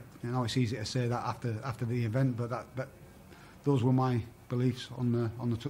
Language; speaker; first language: English; native; English